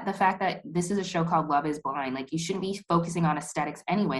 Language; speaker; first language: English; native; English